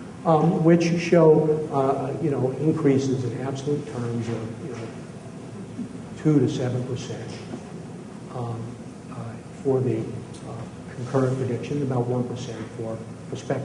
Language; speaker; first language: English; native; English